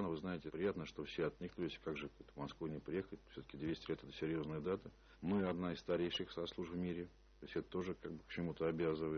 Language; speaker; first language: Russian; native; Russian